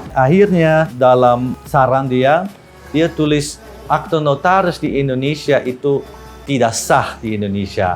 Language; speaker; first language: Indonesian; non-native, learner; Dutch